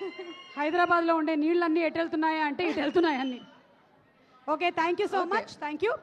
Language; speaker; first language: Telugu; native; Telugu